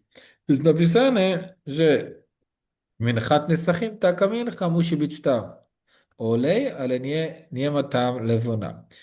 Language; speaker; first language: Polish; non-native, learner; Hebrew